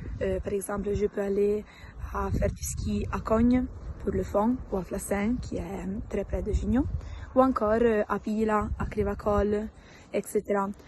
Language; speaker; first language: French; non-native, local second language; Italian